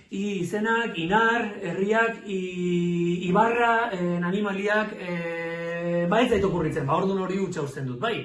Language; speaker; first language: Basque; native; Basque